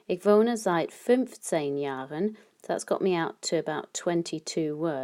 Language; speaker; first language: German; non-native, fluent; English